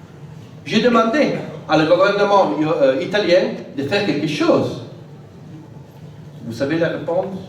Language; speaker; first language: French; non-native, fluent; Italian